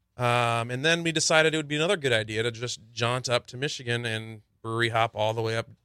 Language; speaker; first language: English; native; English